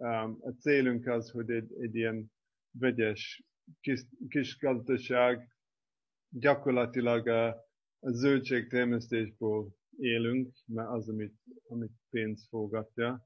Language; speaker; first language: Hungarian; non-native, fluent; English